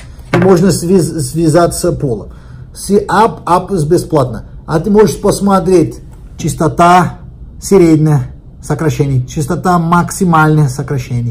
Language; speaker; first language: Russian; non-native, learner; Portuguese